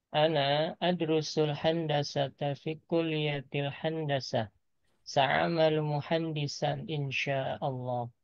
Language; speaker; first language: Arabic; non-native, learner; Indonesian